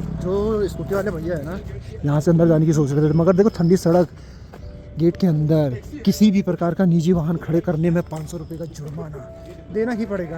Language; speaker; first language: Hindi; native; Hindi